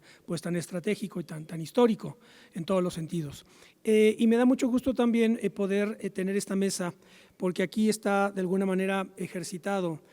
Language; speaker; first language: Spanish; native; Spanish